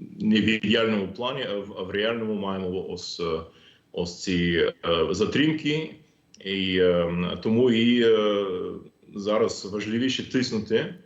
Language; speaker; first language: Ukrainian; non-native, fluent; English